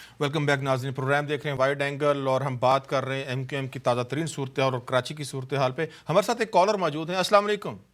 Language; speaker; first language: Urdu; native; Urdu